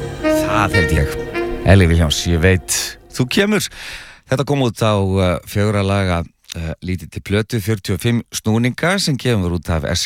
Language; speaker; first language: Icelandic; native; Icelandic